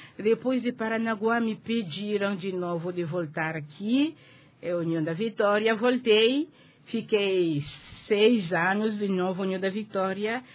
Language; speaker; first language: Portuguese; non-native, fluent; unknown